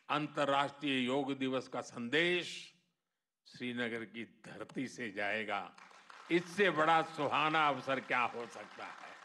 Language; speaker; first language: Hindi; non-native, local second language; Gujarati